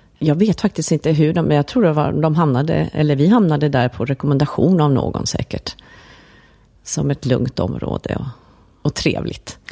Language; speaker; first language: Swedish; early bilingual, other home language; Finnish